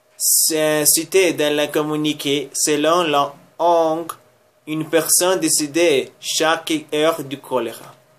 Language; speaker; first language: French; non-native, learner; Spanish